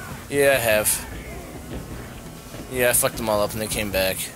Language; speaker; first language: English; native; English